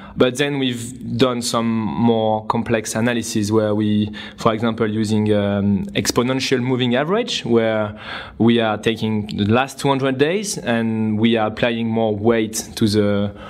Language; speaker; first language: English; non-native, fluent; French